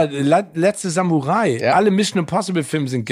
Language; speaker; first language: German; native; German